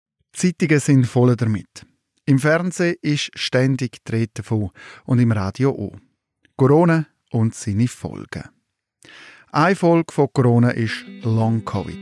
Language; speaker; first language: German; native; German